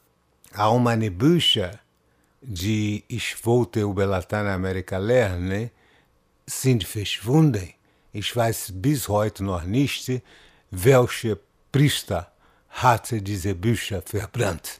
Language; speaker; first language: German; non-native, fluent; Portuguese